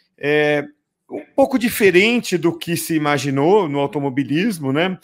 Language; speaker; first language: Portuguese; native; Portuguese